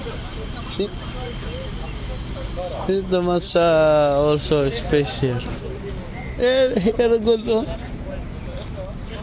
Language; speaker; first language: English; non-native, local second language; Filipino